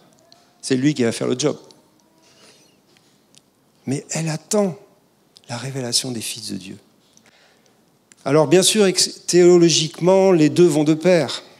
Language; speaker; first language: French; native; French